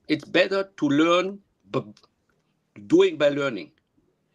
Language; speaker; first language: English; non-native, learner; German